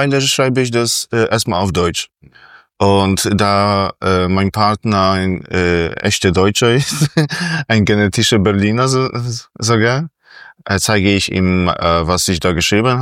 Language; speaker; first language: German; non-native, fluent; Polish